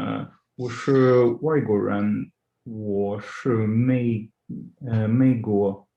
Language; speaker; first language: Chinese; non-native, learner; English